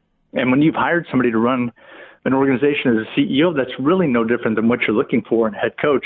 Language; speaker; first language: English; native; English